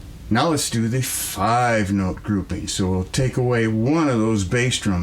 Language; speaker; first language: English; native; English